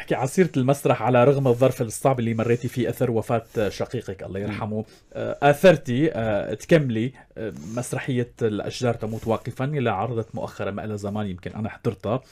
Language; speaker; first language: Arabic; native; Arabic